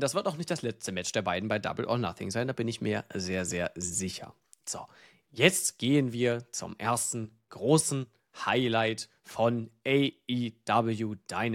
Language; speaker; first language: German; native; German